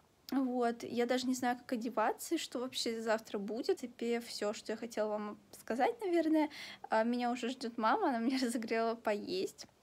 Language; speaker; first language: Russian; native; Russian